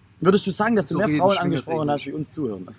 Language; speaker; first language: German; native; German